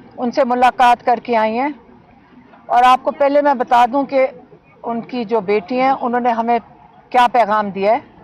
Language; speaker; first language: Urdu; native; Urdu